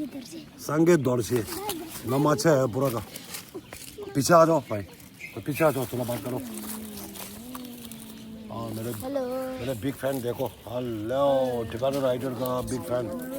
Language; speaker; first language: Hindi; non-native, local second language; Tibetan